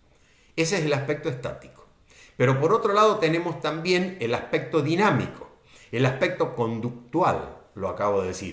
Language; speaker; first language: Spanish; native; Spanish